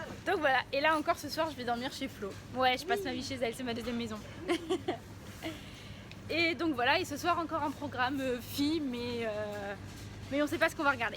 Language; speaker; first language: French; native; French